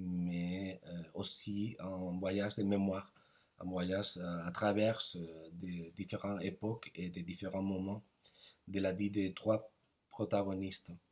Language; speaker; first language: French; non-native, fluent; Spanish